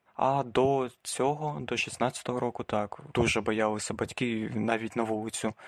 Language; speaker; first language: Ukrainian; native; Ukrainian